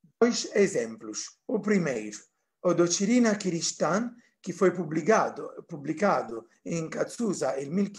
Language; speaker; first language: Portuguese; non-native, fluent; Italian